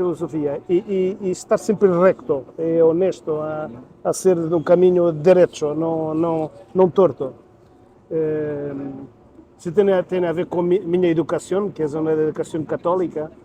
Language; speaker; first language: Spanish; non-native, learner; Portuguese